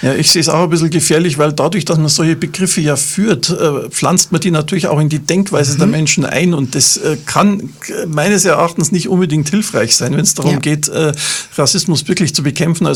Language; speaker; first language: German; native; German